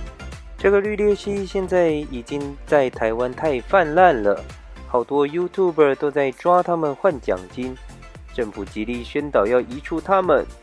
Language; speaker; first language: Chinese; native; Chinese